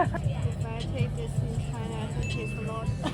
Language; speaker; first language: English; non-native, learner; Chinese